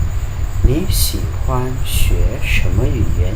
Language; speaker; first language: Chinese; non-native, fluent; Thai